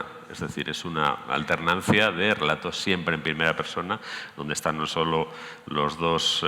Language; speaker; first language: Spanish; native; Spanish